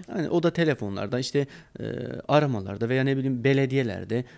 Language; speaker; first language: Turkish; non-native, local second language; Kurdish